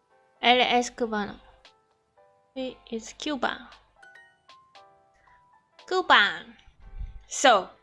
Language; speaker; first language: Spanish; non-native, learner; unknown